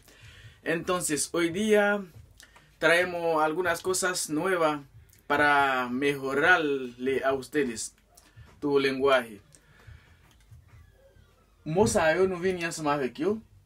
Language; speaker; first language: Spanish; non-native, fluent; Haitian Creole